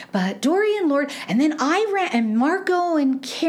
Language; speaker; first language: English; native; English